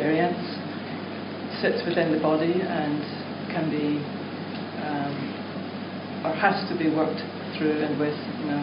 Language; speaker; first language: English; native; English